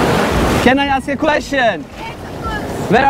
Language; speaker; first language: English; non-native, learner; Turkish